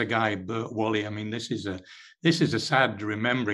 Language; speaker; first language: English; native; English